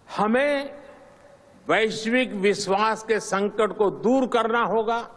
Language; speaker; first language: Hindi; native; Hindi